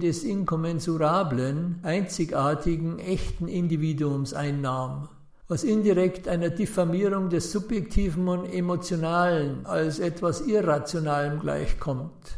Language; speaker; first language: German; native; German